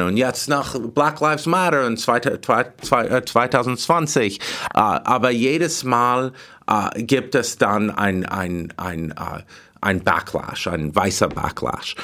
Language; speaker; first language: German; non-native, learner; English